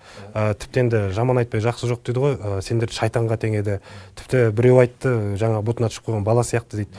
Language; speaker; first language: Kazakh; native; Kazakh